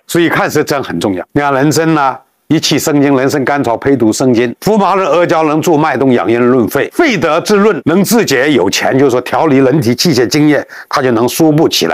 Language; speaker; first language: Chinese; native; Chinese